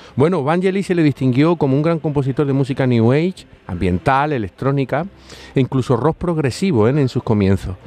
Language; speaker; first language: Spanish; native; Spanish